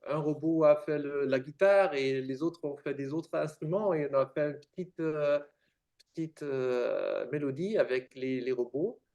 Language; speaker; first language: French; non-native, fluent; German